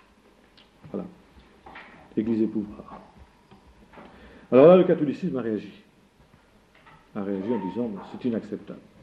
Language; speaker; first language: French; native; French